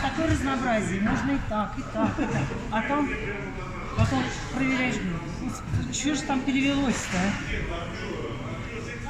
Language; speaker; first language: Russian; native; Russian